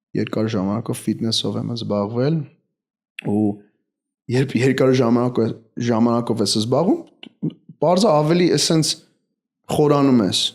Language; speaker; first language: Armenian; early bilingual, heritage; Armenian